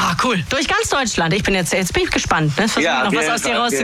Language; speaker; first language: German; native; German